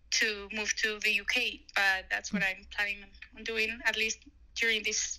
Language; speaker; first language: English; non-native, fluent; Spanish